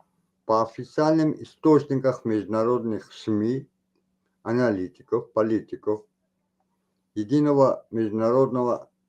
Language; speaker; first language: Russian; non-native, local second language; Tajik